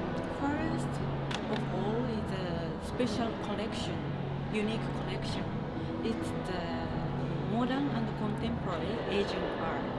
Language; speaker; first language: English; non-native, learner; Japanese